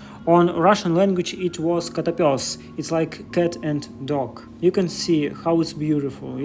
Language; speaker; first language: English; non-native, learner; Russian